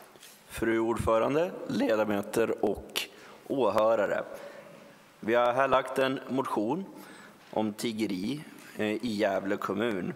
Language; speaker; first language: Swedish; native; Swedish